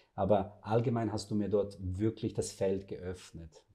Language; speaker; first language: German; non-native, fluent; Serbian